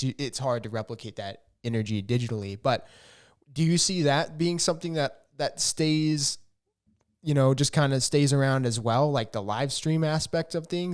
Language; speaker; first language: English; native; English